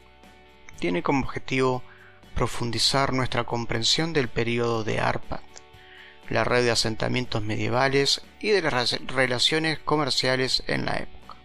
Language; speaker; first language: Spanish; native; Spanish